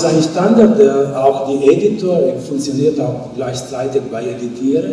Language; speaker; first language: German; non-native, fluent; Italian